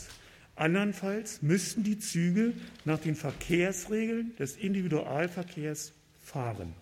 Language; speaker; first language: German; native; German